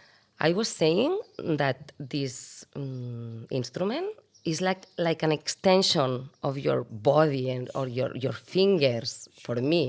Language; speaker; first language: English; non-native, fluent; Catalan